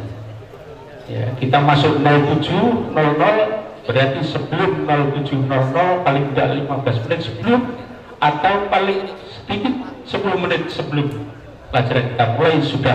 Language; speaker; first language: Indonesian; native; Indonesian